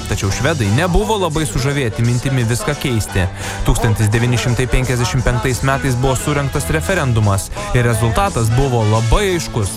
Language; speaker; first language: Lithuanian; native; Lithuanian